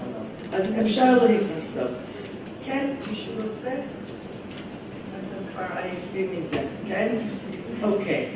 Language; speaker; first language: Hebrew; non-native, fluent; English